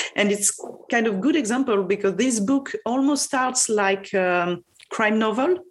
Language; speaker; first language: English; non-native, fluent; French